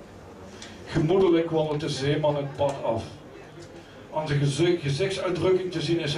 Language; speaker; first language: Dutch; native; Dutch